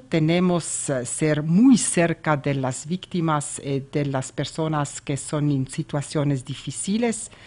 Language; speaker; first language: Spanish; non-native, learner; German